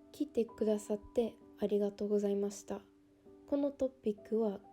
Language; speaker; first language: Japanese; non-native, learner; English